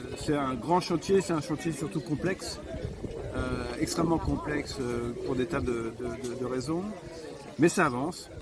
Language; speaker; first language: French; native; French